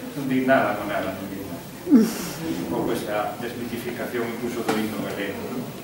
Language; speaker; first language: Galician; non-native, local second language; Spanish